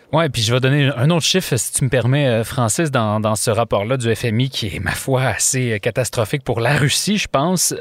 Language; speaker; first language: French; native; French